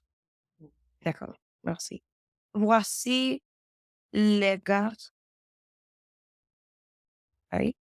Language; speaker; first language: French; non-native, learner; English